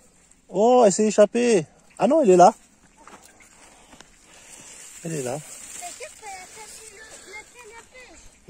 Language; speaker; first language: French; native; French